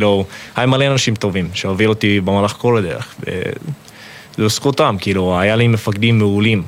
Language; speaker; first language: Hebrew; non-native, fluent; English